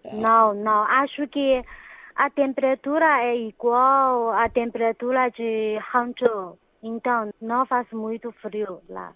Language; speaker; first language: Portuguese; non-native, fluent; Chinese